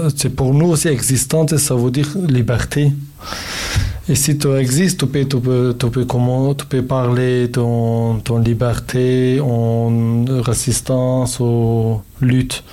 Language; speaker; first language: French; non-native, learner; Kurdish